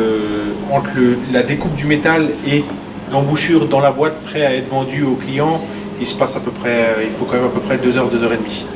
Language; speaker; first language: French; native; French